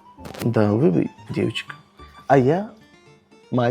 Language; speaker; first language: Russian; non-native, local second language; Tajik